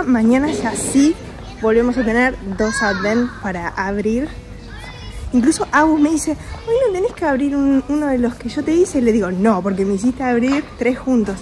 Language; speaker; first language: Spanish; native; Spanish